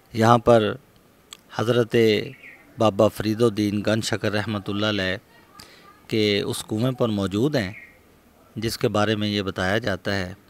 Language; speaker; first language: Urdu; non-native, local second language; Punjabi